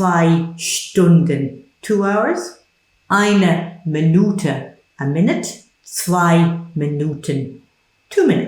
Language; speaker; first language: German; non-native, fluent; English